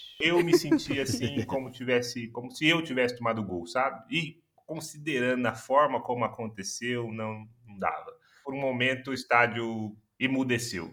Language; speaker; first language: Portuguese; native; Portuguese